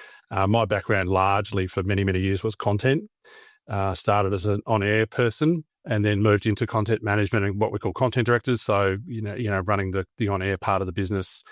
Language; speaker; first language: English; native; English